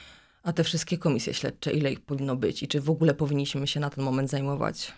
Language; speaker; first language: Polish; native; Polish